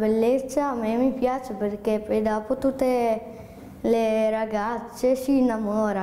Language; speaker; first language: Italian; early bilingual, other home language; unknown